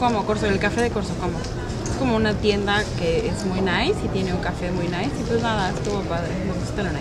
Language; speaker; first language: Spanish; native; Spanish